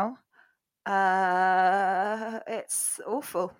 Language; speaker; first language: English; native; English